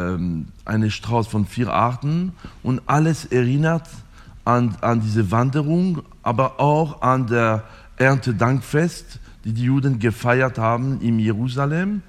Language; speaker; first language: German; non-native, fluent; French